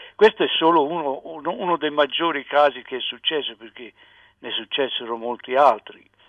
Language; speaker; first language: Italian; native; Italian